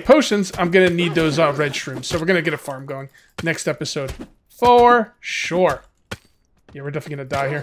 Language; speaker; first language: English; native; English